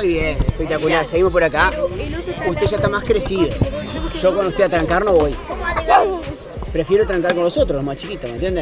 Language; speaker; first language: Spanish; native; Spanish